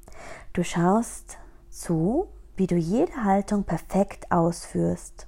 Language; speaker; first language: German; native; German